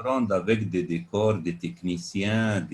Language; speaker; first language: French; non-native, fluent; Arabic